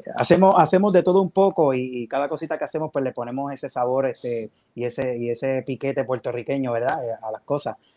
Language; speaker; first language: Spanish; native; Spanish